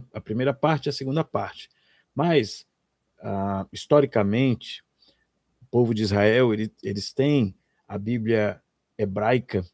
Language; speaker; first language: Portuguese; native; Portuguese